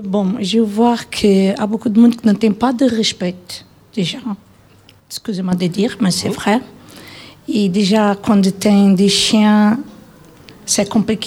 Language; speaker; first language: French; non-native, learner; Portuguese